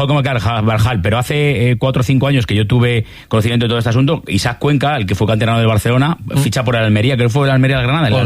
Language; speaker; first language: Spanish; native; Spanish